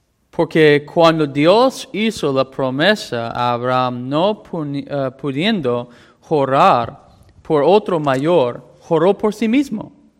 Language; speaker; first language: Spanish; non-native, fluent; English